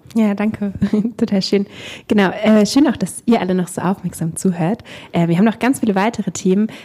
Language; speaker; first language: German; native; German